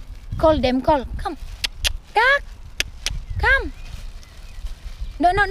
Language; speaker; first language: English; non-native, learner; Indonesian